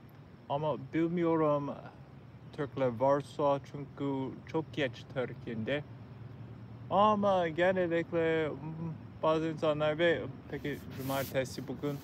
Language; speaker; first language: Turkish; non-native, learner; English